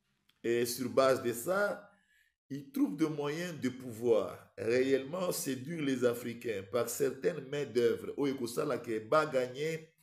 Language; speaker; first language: French; non-native, local second language; Lingala